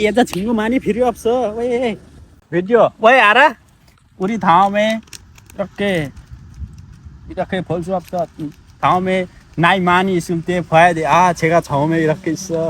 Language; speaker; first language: Korean; non-native, learner; Nepali